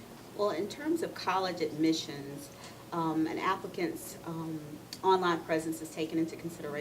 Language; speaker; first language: English; native; English